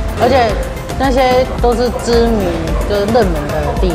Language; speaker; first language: Chinese; native; Chinese